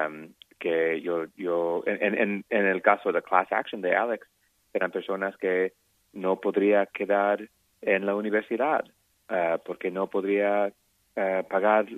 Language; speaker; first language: Spanish; non-native, learner; English